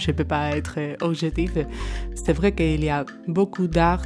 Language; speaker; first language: French; non-native, fluent; Spanish